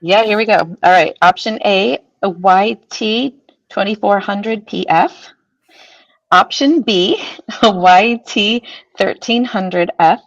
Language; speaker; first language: English; native; English